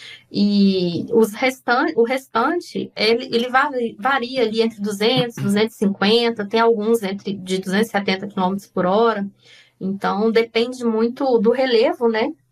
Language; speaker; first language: Portuguese; native; Portuguese